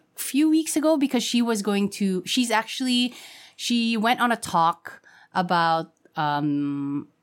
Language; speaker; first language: English; non-native, local second language; Filipino